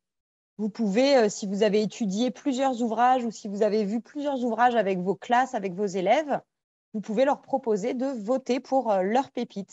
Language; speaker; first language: French; native; French